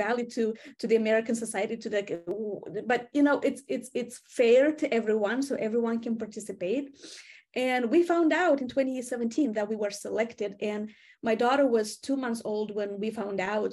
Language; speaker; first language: English; non-native, fluent; Romanian